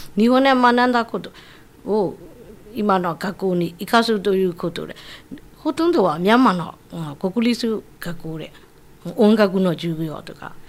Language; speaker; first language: Japanese; non-native, fluent; Burmese